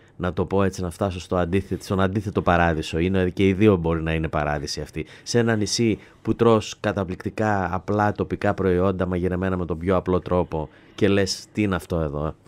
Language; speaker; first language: Greek; native; Greek